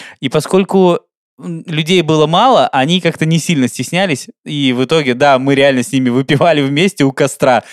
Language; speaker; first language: Russian; native; Russian